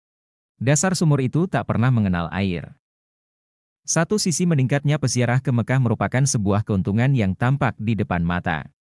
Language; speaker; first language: Indonesian; native; Indonesian